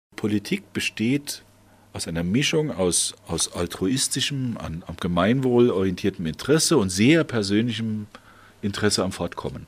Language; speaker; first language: German; native; German